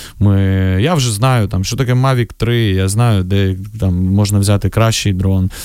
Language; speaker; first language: Ukrainian; non-native, local second language; Russian